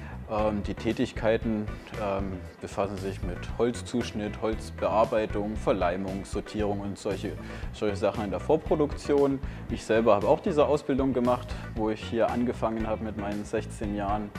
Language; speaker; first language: German; native; German